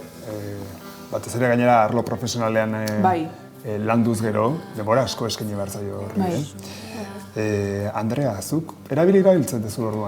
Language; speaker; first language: Basque; native; Basque